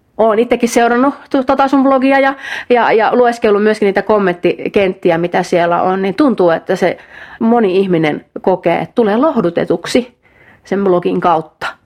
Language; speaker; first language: Finnish; native; Finnish